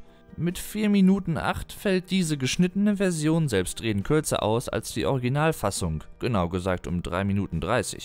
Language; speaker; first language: German; native; German